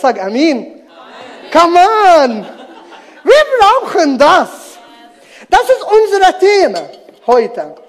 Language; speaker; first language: German; non-native, learner; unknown